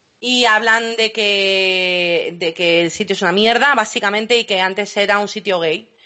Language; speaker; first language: Spanish; native; Spanish